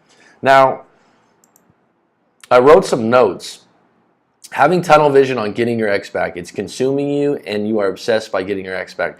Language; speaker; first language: English; native; English